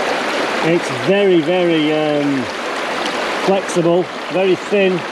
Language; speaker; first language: English; native; English